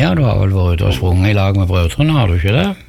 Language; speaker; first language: Norwegian; native; Norwegian